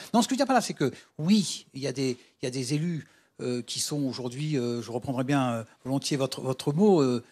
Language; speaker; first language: French; native; French